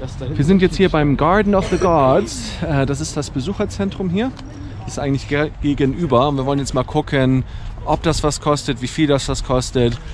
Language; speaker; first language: German; native; German